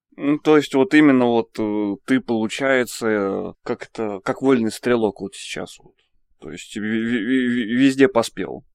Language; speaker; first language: Russian; native; Russian